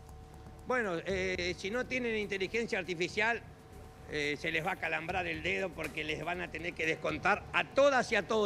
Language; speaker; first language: Spanish; native; Spanish